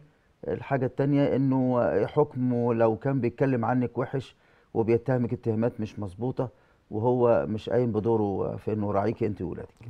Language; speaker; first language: Arabic; native; Arabic